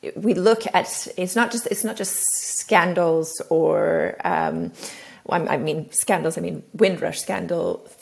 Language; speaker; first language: English; native; English